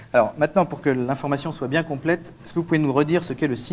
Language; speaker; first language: French; native; French